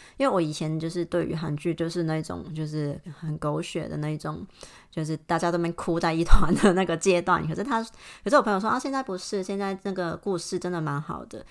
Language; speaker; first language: Chinese; non-native, fluent; Cantonese